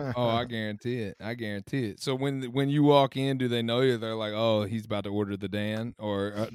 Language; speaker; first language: English; native; English